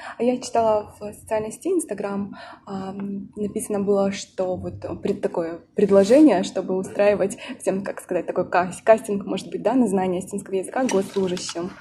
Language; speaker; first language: Russian; native; Russian